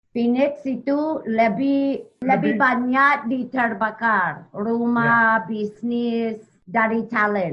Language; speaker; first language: Indonesian; non-native, learner; English